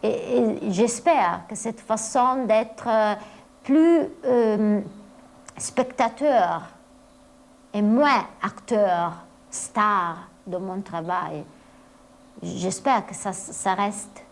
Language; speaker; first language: French; non-native, fluent; Italian